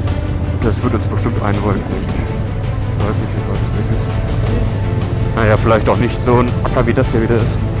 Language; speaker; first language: German; native; German